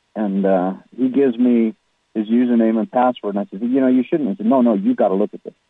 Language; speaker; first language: English; native; English